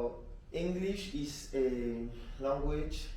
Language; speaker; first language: English; non-native, learner; French